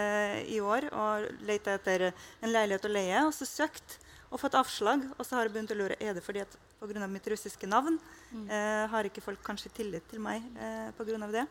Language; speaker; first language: Norwegian; non-native, fluent; Russian